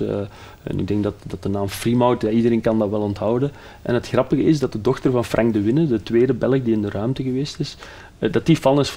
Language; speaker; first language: Dutch; native; Dutch